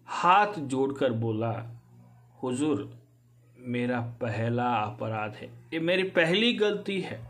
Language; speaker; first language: Hindi; native; Hindi